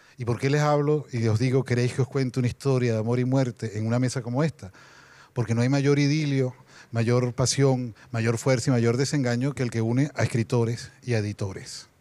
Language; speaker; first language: Spanish; native; Spanish